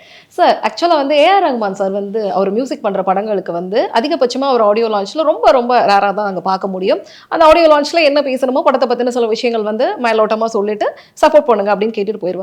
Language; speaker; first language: Tamil; native; Tamil